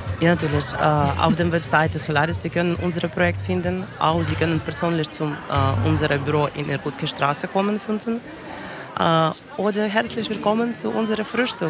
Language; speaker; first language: German; non-native, learner; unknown